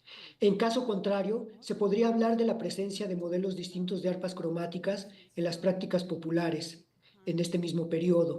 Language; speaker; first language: Spanish; native; Spanish